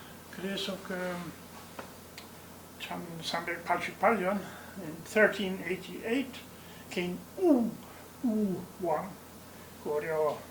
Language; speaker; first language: Korean; non-native, learner; English